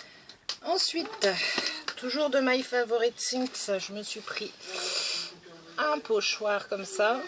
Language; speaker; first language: French; native; French